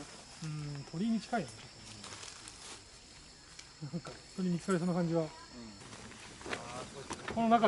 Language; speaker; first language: Japanese; native; Japanese